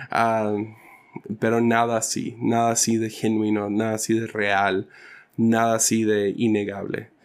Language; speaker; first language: Spanish; early bilingual, other home language; English